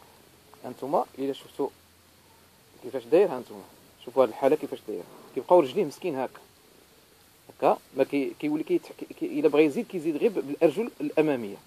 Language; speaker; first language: Arabic; native; Arabic